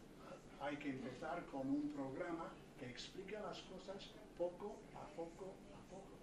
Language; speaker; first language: Spanish; non-native, fluent; English